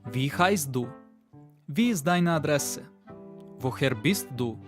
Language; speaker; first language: German; non-native, fluent; Serbian